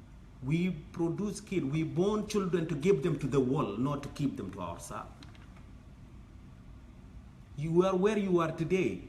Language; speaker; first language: English; non-native, fluent; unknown